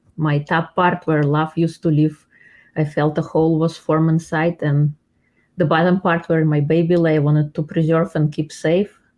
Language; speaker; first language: English; non-native, fluent; Russian